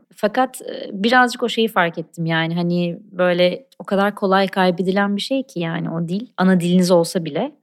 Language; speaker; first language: Turkish; non-native, local second language; Armenian